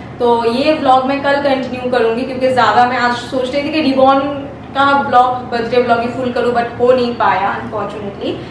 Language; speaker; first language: Hindi; non-native, local second language; Bangla